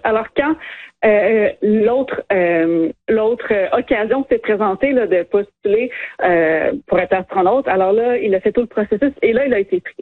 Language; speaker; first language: French; native; French